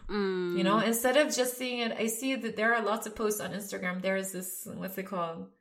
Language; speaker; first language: English; non-native, fluent; Swedish